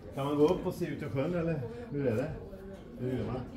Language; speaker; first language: Swedish; native; Swedish